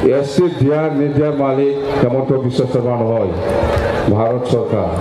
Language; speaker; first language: Assamese; non-native, local second language; Bodo